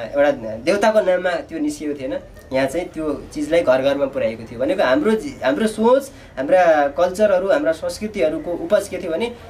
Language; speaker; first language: Nepali; native; Nepali